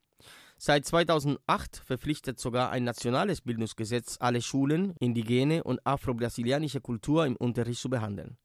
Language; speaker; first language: German; native; German